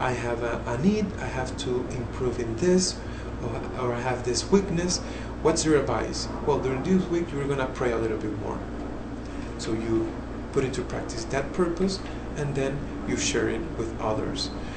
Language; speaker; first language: English; non-native, fluent; Spanish